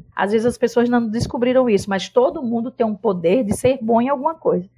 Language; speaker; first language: Portuguese; native; Portuguese